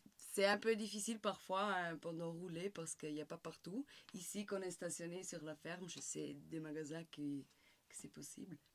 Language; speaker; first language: French; non-native, learner; German